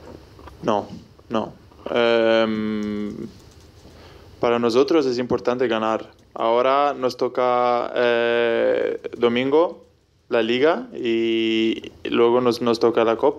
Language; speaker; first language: Spanish; non-native, fluent; German